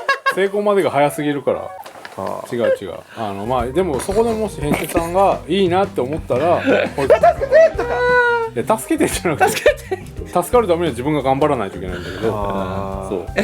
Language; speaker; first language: Japanese; native; Japanese